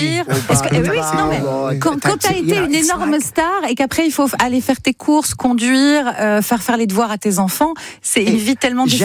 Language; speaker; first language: French; native; French